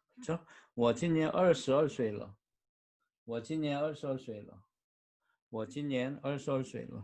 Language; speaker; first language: Chinese; non-native, fluent; Korean